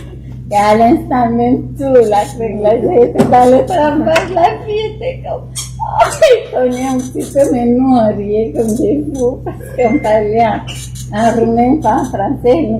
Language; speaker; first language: French; non-native, fluent; Romanian